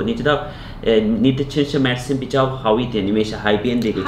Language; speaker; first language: Chinese; non-native, fluent; Turkish